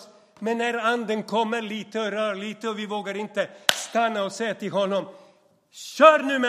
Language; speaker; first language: Swedish; non-native, fluent; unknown